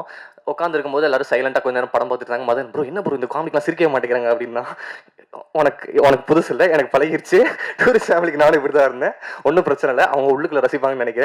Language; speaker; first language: Tamil; native; Tamil